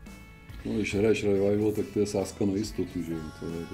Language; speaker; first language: Czech; native; Czech